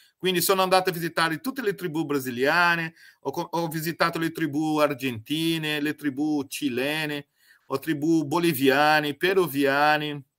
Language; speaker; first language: Italian; non-native, fluent; Portuguese